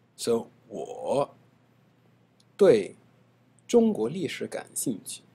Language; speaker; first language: Chinese; non-native, fluent; English